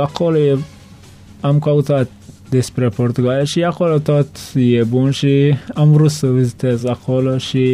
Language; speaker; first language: Romanian; non-native, learner; Turkmen